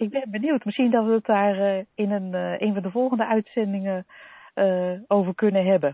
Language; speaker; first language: Dutch; native; Dutch